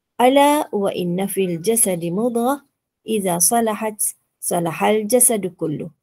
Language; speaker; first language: Arabic; non-native, fluent; Malay